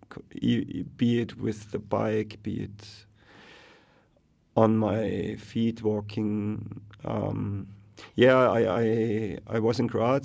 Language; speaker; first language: English; non-native, fluent; German